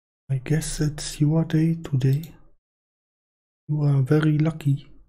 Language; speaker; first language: English; non-native, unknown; German